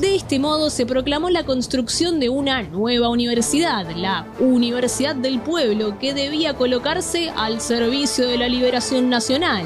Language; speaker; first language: Spanish; native; Spanish